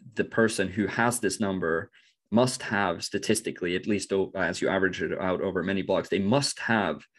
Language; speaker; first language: English; non-native, fluent; Norwegian